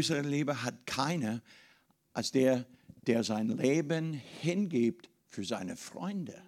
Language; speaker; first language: German; non-native, fluent; English